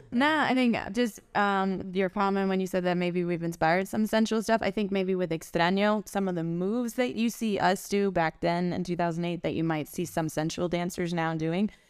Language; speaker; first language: English; early bilingual, other home language; German